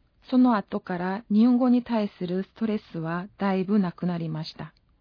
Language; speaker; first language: Japanese; non-native, fluent; Korean